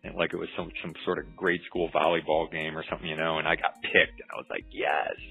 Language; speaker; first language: English; native; English